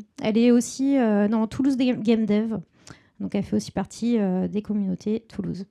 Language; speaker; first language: French; native; French